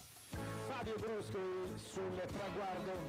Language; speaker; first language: Italian; native; Italian